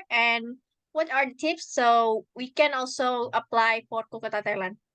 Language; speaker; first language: English; non-native, learner; Indonesian